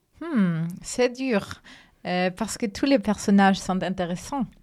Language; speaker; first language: French; non-native, fluent; Spanish